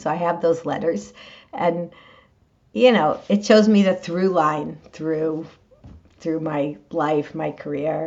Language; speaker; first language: English; native; English